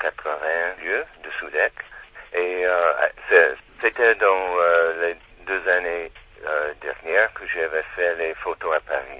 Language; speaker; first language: French; non-native, learner; Czech